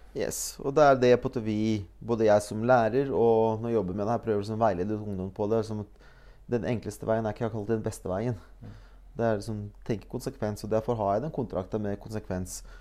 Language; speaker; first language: Norwegian; early bilingual, other home language; Bosnian